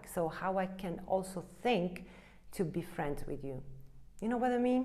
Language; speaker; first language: English; non-native, fluent; Italian